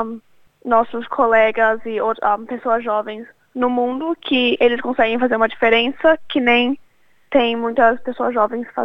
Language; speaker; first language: Portuguese; early bilingual, other home language; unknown